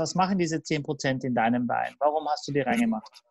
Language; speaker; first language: German; native; German